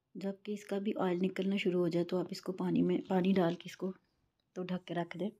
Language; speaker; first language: Urdu; non-native, local second language; Punjabi